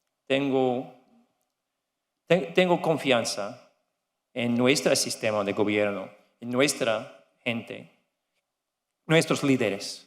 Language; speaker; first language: Spanish; non-native, learner; English